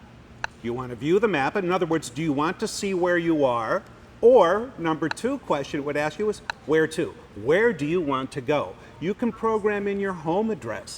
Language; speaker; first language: English; native; English